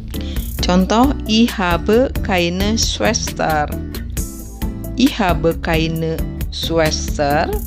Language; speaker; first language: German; non-native, fluent; Indonesian